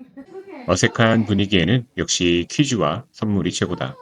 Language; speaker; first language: Korean; native; Korean